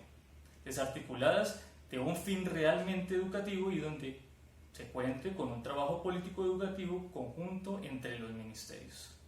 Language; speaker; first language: Spanish; native; Spanish